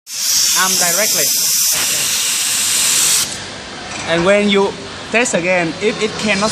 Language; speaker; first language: English; non-native, learner; Vietnamese